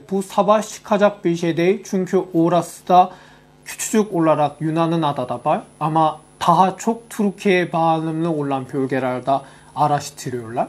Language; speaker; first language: Turkish; non-native, learner; Korean